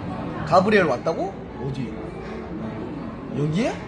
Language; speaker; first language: Korean; native; Korean